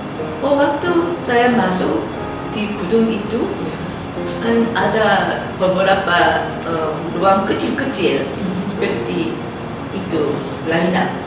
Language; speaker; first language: Indonesian; non-native, learner; Korean